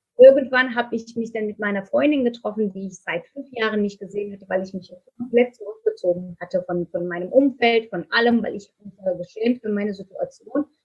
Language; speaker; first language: German; non-native, fluent; Turkish